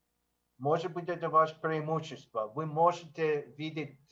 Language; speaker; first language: Russian; non-native, learner; English